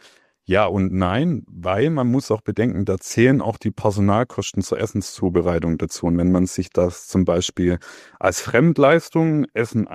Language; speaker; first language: German; native; German